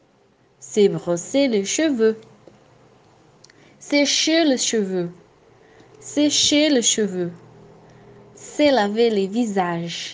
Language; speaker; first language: French; non-native, fluent; Portuguese